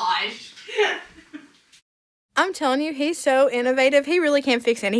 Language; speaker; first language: English; native; English